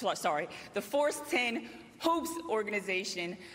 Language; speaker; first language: English; native; English